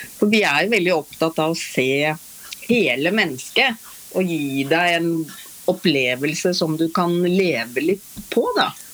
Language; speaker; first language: Norwegian; native; Norwegian